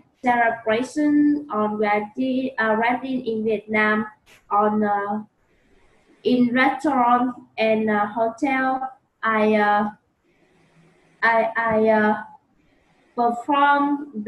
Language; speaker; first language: English; non-native, learner; Vietnamese